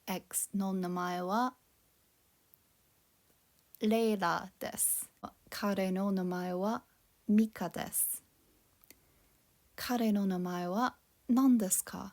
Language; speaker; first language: Japanese; non-native, fluent; English